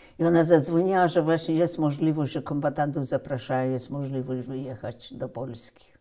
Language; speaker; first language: Polish; early bilingual, heritage; Polish